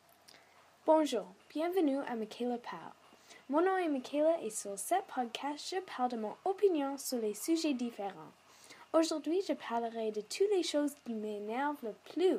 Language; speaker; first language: French; non-native, learner; English